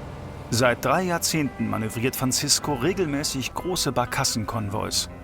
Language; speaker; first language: German; native; German